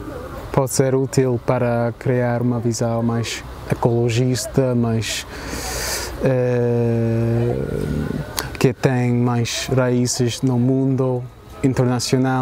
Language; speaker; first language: Portuguese; non-native, fluent; English